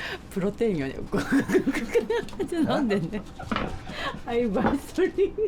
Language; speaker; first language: Japanese; native; Japanese